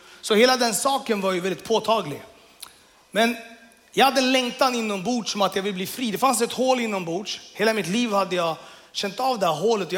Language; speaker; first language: Swedish; early bilingual, other home language; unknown